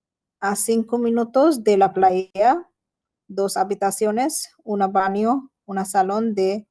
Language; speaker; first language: Spanish; non-native, learner; Bangla